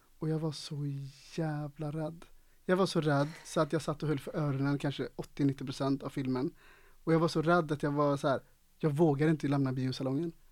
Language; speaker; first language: Swedish; native; Swedish